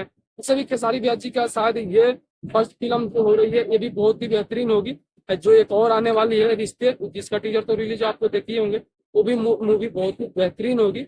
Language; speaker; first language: Hindi; non-native, local second language; Bhojpuri